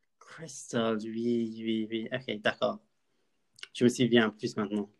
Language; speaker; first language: French; non-native, learner; English